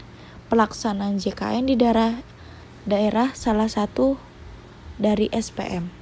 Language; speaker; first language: Indonesian; native; Indonesian